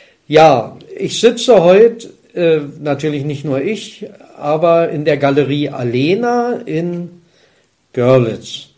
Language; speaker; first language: German; native; German